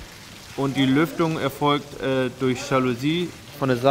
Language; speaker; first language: German; native; German